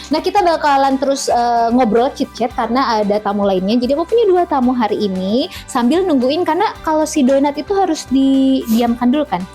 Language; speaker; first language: Indonesian; native; Indonesian